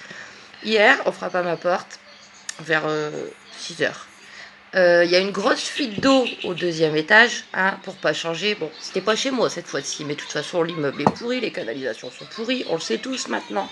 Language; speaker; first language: French; native; French